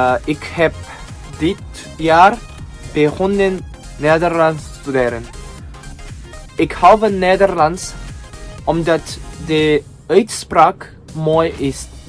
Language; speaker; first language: Dutch; non-native, learner; Japanese